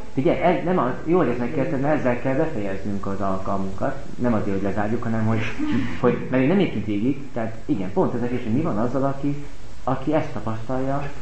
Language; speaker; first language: Hungarian; native; Hungarian